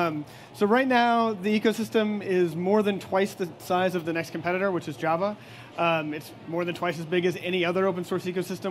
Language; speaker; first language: English; native; English